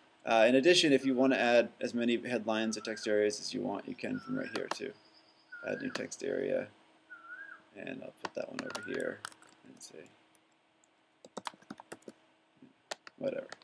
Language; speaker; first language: English; native; English